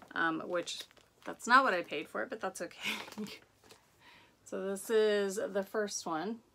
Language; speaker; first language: English; native; English